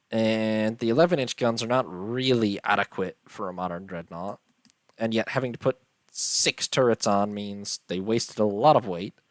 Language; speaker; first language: English; native; English